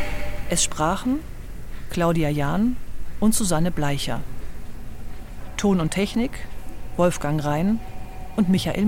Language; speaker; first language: German; native; German